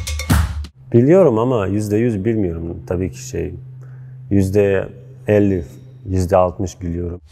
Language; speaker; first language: Turkish; non-native, learner; Bosnian